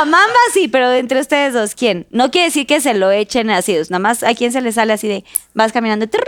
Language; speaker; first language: Spanish; native; Spanish